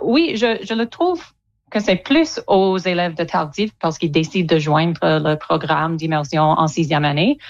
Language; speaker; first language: French; non-native, local second language; English